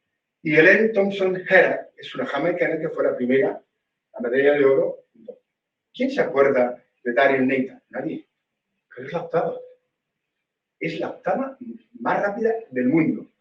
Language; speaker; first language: Spanish; native; Spanish